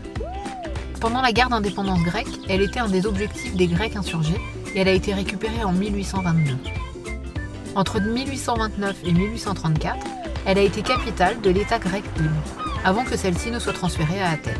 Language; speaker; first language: French; native; French